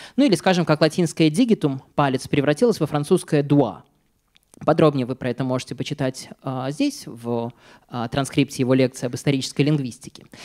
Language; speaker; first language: Russian; native; Russian